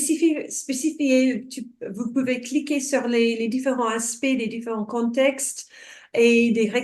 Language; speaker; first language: French; non-native, fluent; English